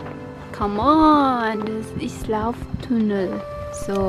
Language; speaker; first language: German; non-native, learner; Filipino